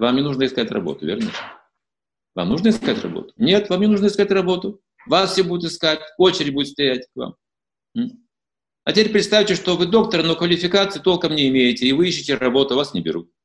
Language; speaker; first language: Russian; native; Russian